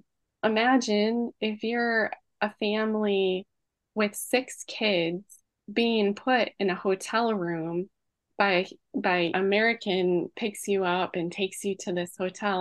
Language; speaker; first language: English; native; English